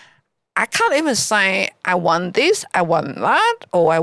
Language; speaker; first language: English; non-native, learner; Vietnamese